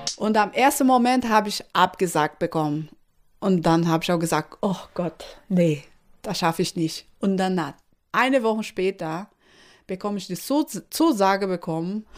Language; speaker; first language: German; non-native, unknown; Portuguese